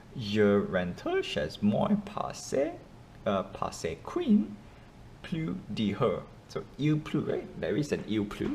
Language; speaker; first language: French; non-native, learner; English